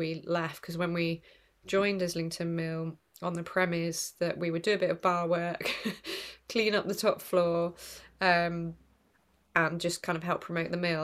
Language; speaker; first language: English; native; English